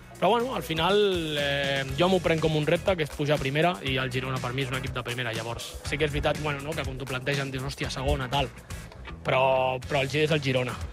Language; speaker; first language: Catalan; non-native, local second language; Spanish